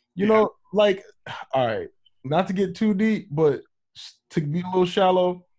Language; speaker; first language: English; native; English